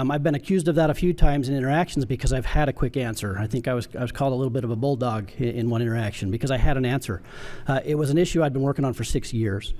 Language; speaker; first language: English; native; English